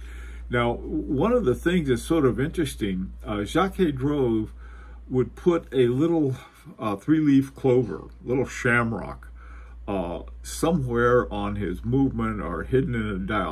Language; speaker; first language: English; native; English